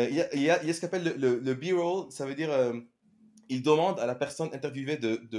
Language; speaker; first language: French; non-native, local second language; Arabic